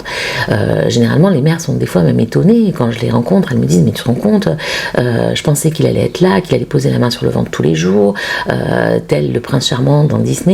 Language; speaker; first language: French; native; French